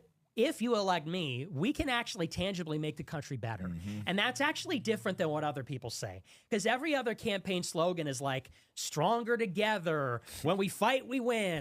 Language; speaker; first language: English; native; English